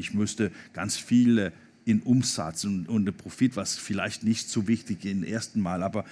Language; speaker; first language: German; non-native, learner; Danish